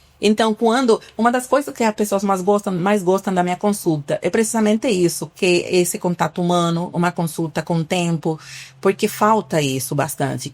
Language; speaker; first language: Portuguese; non-native, fluent; Spanish